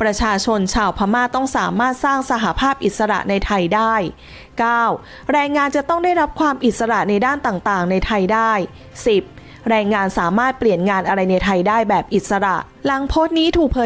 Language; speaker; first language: Thai; native; Thai